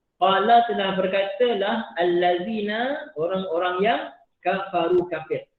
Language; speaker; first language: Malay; native; Malay